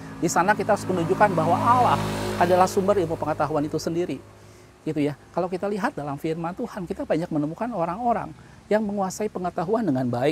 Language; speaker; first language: Indonesian; native; Indonesian